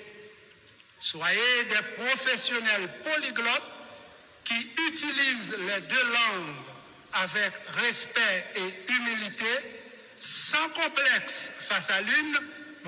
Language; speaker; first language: French; non-native, local second language; Haitian Creole